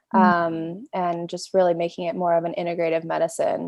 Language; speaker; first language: English; native; English